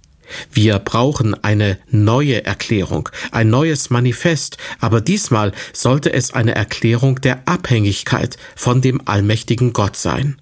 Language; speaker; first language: German; native; German